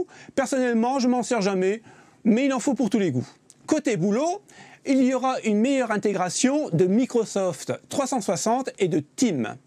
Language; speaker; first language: French; native; French